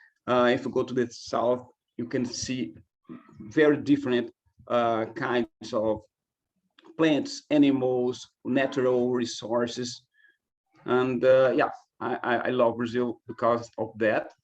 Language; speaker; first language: English; non-native, fluent; Portuguese